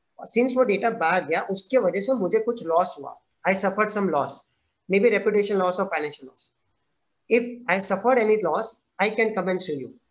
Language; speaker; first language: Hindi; non-native, local second language; Gujarati